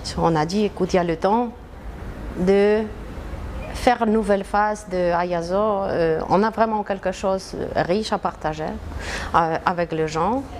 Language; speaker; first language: French; non-native, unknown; Polish